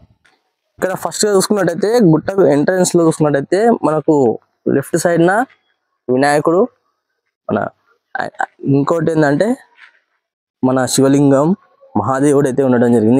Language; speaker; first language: Telugu; native; Telugu